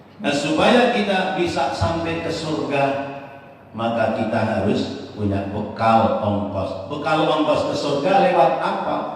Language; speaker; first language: Indonesian; non-native, local second language; Javanese